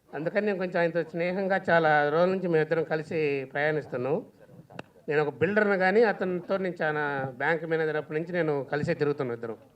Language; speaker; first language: Telugu; native; Telugu